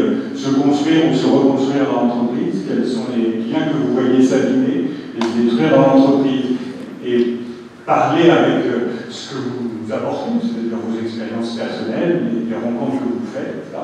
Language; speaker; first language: French; native; French